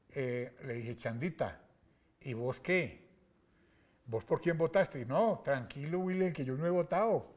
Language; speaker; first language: Spanish; native; Spanish